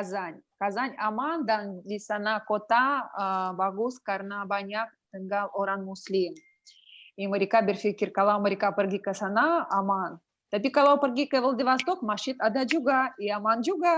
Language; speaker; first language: Indonesian; non-native, learner; Russian